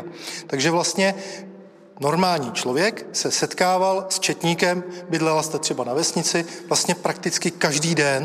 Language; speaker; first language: Czech; native; Czech